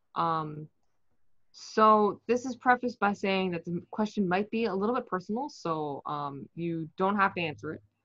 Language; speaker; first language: English; native; English